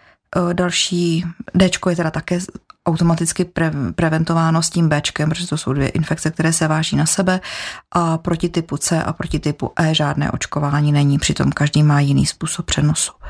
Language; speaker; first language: Czech; native; Czech